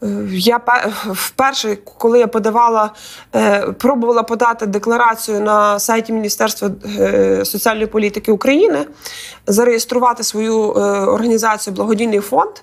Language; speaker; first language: Ukrainian; native; Ukrainian